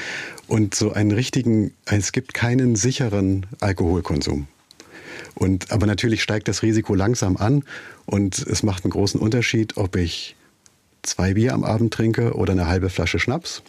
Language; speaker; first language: German; native; German